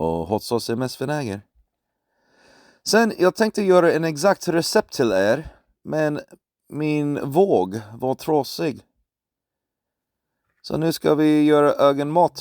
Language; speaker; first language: Swedish; non-native, fluent; English